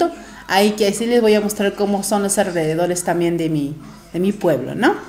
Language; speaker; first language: Spanish; native; Spanish